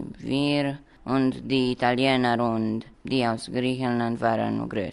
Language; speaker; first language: German; non-native, local second language; Romanian